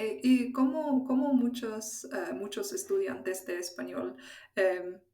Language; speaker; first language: Spanish; non-native, fluent; English